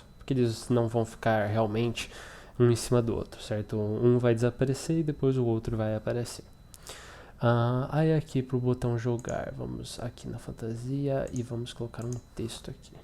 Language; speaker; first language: Portuguese; native; Portuguese